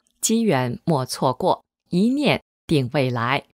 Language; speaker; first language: Chinese; native; Chinese